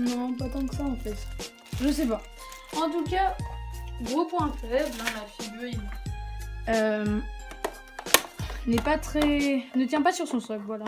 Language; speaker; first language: French; native; French